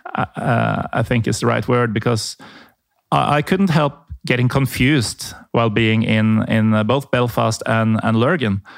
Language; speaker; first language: English; non-native, fluent; Norwegian